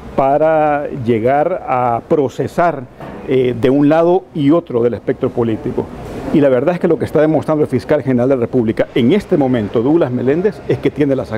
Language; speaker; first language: Spanish; native; Spanish